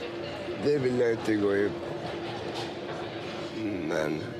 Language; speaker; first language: Swedish; non-native, fluent; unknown